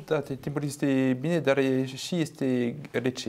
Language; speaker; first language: Romanian; non-native, fluent; French